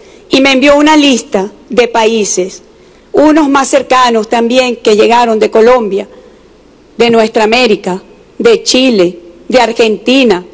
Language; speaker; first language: Spanish; native; Spanish